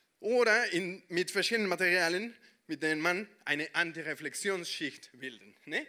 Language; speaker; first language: German; non-native, fluent; Spanish